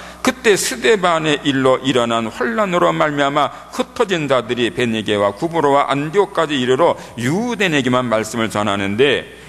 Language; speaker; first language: Korean; native; Korean